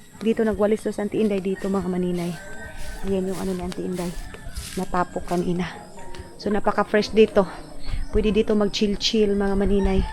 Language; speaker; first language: Filipino; non-native, local second language; Cebuano